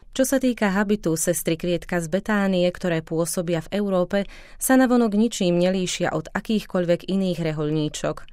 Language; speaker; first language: Slovak; native; Slovak